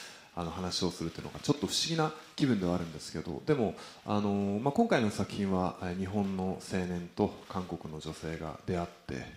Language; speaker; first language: Japanese; native; Japanese